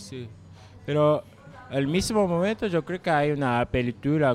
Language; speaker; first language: Spanish; non-native, learner; Japanese